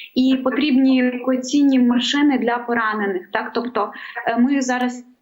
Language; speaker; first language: Ukrainian; native; Ukrainian